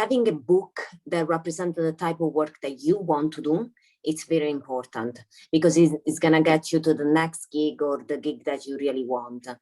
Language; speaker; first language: English; non-native, fluent; Italian